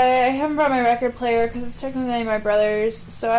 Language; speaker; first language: English; native; English